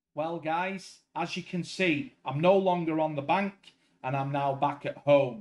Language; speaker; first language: English; native; English